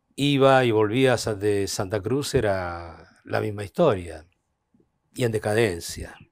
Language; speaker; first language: Spanish; native; Spanish